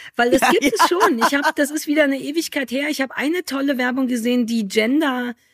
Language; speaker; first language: German; native; German